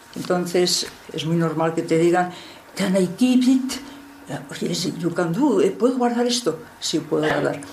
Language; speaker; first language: Spanish; native; Spanish